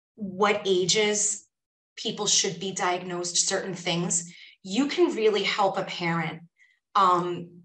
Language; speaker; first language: English; native; English